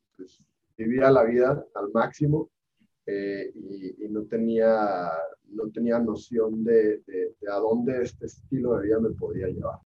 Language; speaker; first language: Spanish; native; Spanish